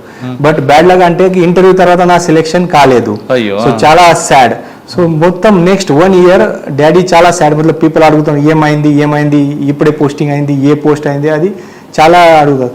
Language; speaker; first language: Telugu; non-native, learner; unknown